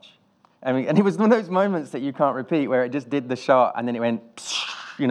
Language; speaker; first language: English; native; English